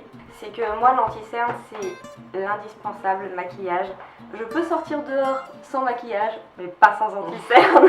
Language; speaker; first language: French; native; French